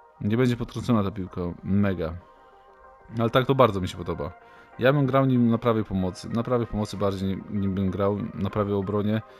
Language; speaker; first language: Polish; native; Polish